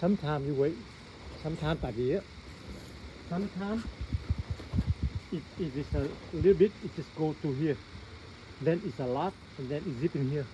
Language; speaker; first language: English; non-native, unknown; Vietnamese